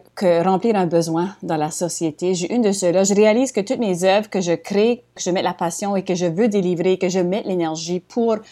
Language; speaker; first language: French; native; French